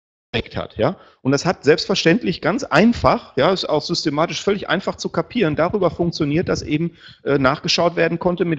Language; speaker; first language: German; native; German